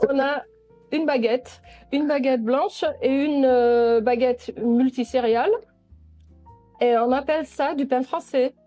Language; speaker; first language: French; non-native, local second language; Dutch